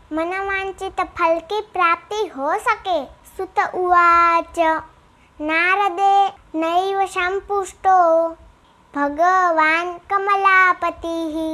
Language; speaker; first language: Hindi; non-native, local second language; Gujarati